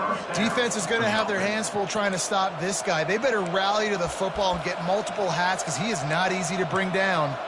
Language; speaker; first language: English; native; English